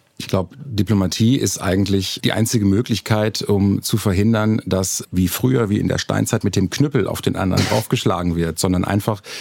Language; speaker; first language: German; native; German